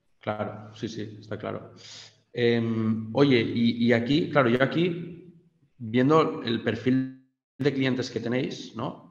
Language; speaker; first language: Spanish; native; Spanish